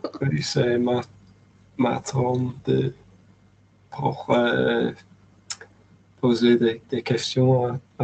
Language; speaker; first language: French; non-native, learner; English